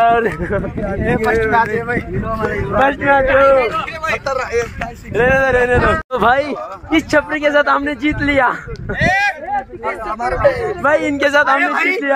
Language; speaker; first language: Hindi; native; Hindi